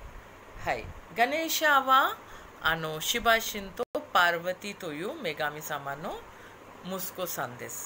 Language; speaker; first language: Japanese; non-native, fluent; Hindi